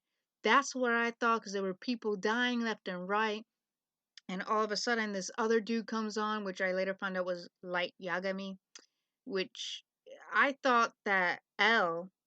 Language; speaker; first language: English; native; English